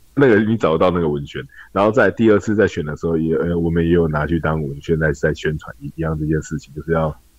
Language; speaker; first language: Chinese; native; Chinese